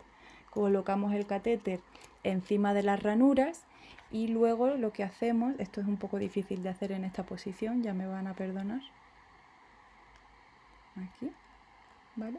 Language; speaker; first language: Spanish; native; Spanish